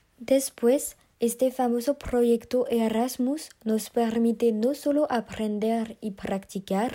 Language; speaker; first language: Spanish; non-native, learner; French